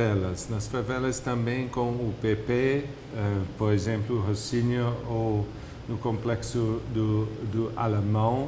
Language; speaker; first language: Portuguese; non-native, fluent; English